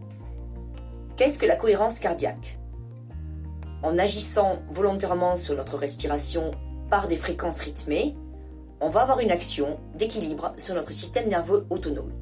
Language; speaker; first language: French; native; French